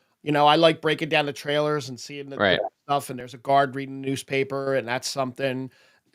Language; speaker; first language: English; native; English